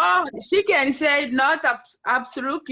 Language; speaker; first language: English; non-native, learner; French